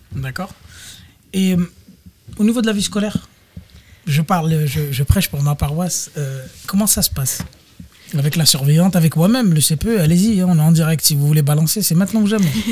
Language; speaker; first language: French; native; French